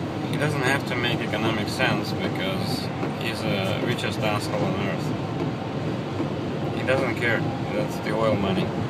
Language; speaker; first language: English; non-native, fluent; Russian